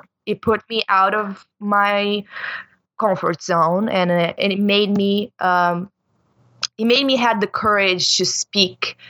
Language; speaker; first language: English; non-native, fluent; Portuguese